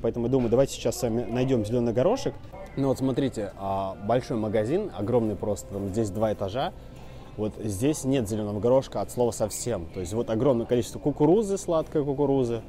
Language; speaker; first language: Russian; native; Russian